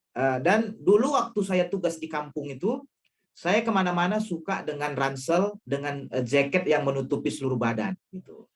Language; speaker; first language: Indonesian; non-native, local second language; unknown